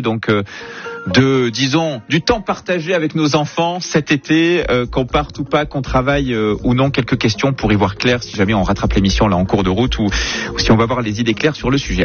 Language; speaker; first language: French; native; French